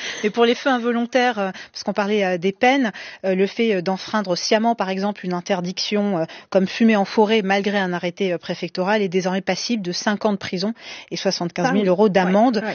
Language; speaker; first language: French; native; French